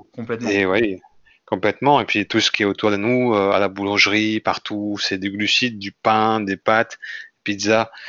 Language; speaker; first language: French; non-native, fluent; Indonesian